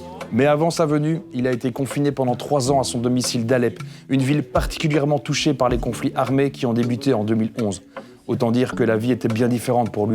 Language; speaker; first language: French; native; French